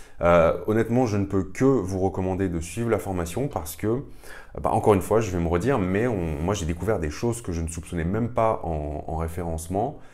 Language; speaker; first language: French; native; French